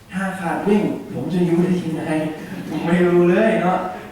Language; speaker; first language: Thai; non-native, learner; English